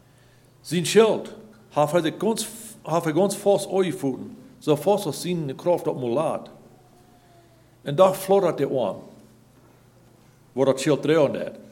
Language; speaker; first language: German; non-native, learner; Plautdietsch